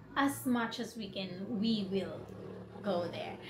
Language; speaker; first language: English; non-native, local second language; Filipino